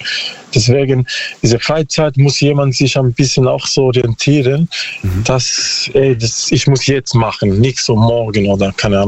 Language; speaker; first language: German; non-native, learner; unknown